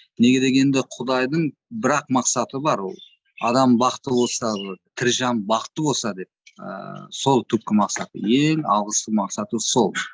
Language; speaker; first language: Kazakh; native; Kazakh